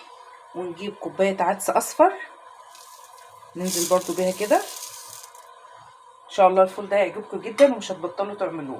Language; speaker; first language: Arabic; native; Arabic